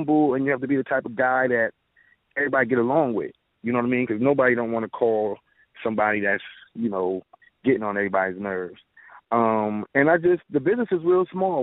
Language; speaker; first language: English; native; English